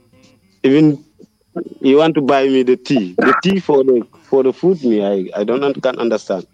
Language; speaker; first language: English; non-native, learner; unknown